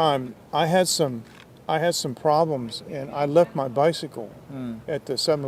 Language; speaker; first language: English; native; English